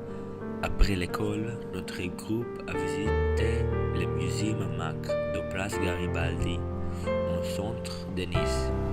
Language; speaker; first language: French; non-native, learner; English